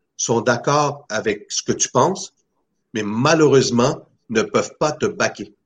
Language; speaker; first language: French; non-native, fluent; Spanish